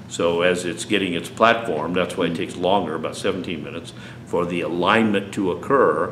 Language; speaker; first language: English; native; English